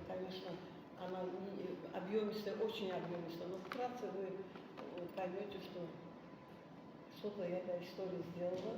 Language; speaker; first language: Russian; non-native, local second language; Azerbaijani